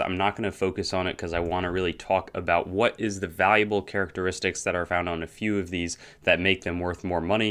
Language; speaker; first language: English; native; English